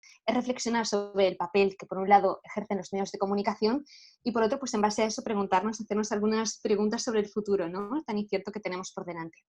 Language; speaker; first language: Spanish; native; Spanish